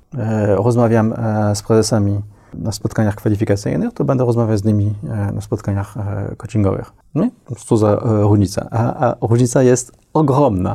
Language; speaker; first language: Polish; non-native, fluent; French